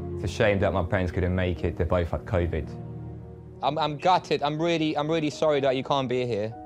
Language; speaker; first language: English; non-native, fluent; Polish